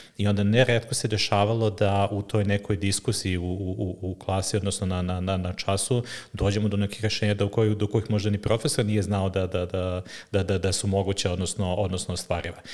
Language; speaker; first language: Serbian; native; Serbian